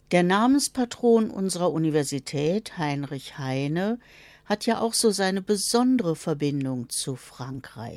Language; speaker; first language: German; native; German